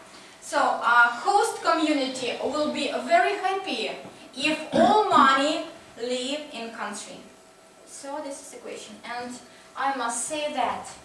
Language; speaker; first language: English; non-native, fluent; Russian